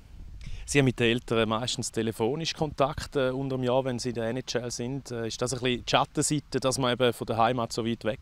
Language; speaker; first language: German; native; German